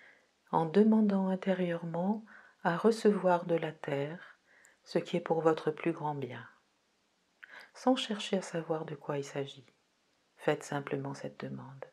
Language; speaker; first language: French; native; French